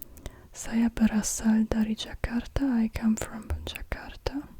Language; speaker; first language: Indonesian; non-native, learner; German